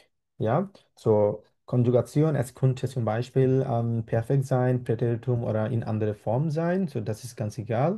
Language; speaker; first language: German; non-native, learner; Bangla